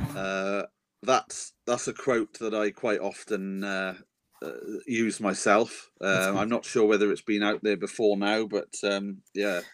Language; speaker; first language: English; native; English